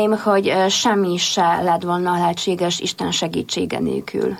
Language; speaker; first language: Hungarian; non-native, fluent; Polish